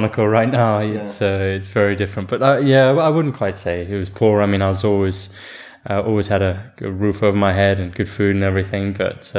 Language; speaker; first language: English; native; English